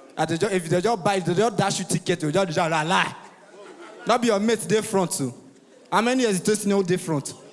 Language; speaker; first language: Nigerian Pidgin; native; Nigerian Pidgin